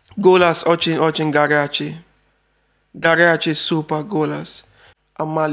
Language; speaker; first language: Russian; non-native, learner; Arabic